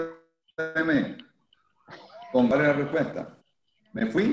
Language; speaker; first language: Spanish; native; Spanish